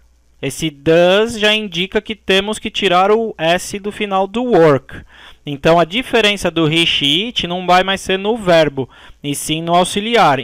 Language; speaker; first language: Portuguese; native; Portuguese